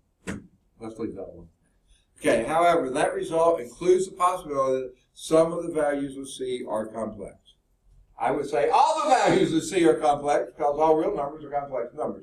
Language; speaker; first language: English; native; English